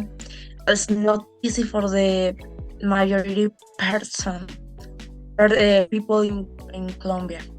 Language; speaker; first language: English; non-native, learner; Spanish